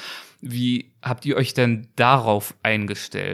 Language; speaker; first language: German; native; German